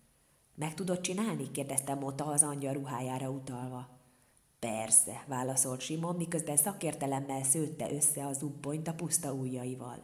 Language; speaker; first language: Hungarian; native; Hungarian